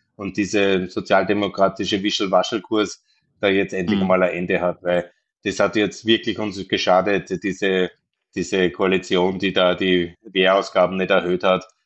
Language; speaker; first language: German; native; German